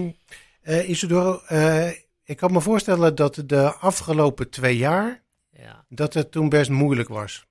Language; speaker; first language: Dutch; native; Dutch